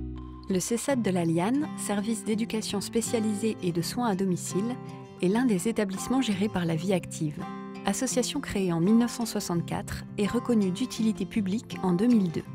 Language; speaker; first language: French; native; French